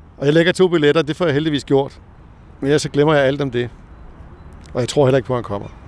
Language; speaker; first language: Danish; native; Danish